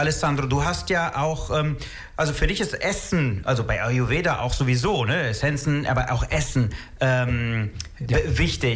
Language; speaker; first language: German; native; German